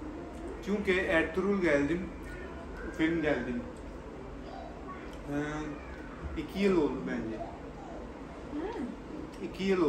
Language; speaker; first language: Turkish; non-native, learner; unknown